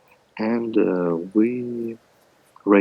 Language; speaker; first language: English; non-native, learner; Russian